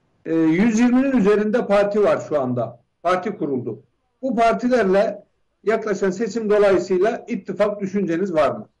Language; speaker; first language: Turkish; native; Turkish